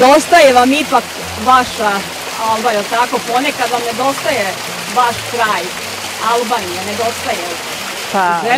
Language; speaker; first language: Croatian; native; Croatian